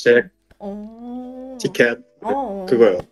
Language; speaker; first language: Korean; native; Korean